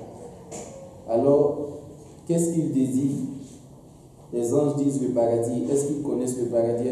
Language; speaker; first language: French; non-native, local second language; Dyula